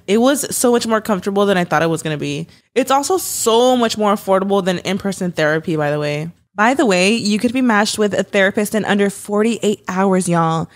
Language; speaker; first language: English; early bilingual, other home language; Spanish